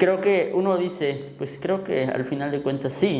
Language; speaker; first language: Spanish; native; Spanish